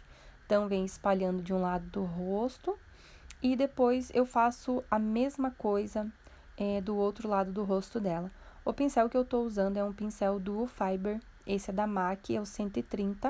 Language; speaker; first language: Portuguese; native; Portuguese